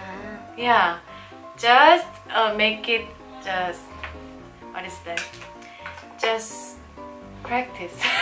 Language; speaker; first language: English; non-native, learner; Korean